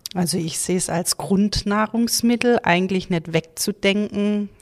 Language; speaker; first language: German; native; German